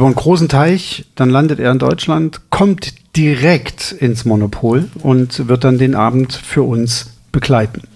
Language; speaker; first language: German; native; German